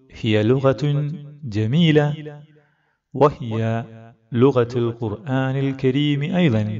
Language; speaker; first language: Arabic; non-native, fluent; Malayalam